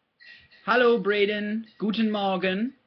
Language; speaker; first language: German; non-native, learner; English